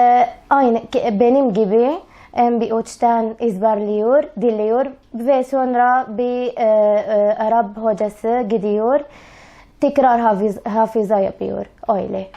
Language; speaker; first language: Turkish; early bilingual, other home language; Arabic